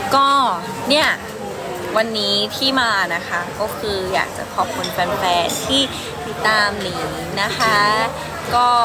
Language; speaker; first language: Thai; early bilingual, other home language; Cantonese